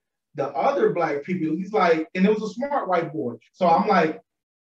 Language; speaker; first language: English; native; English